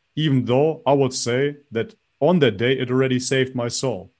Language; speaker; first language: English; non-native, fluent; Macedonian